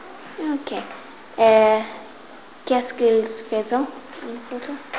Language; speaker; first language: French; non-native, learner; English